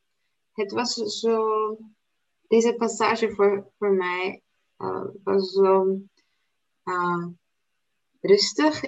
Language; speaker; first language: Dutch; non-native, learner; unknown